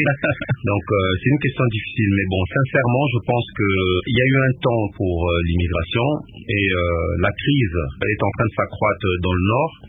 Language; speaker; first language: French; non-native, local second language; Lingala